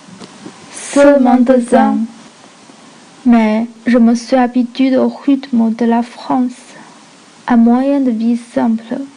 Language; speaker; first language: French; non-native, learner; Chinese